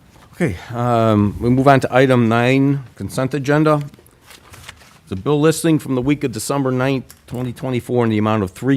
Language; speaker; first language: English; native; English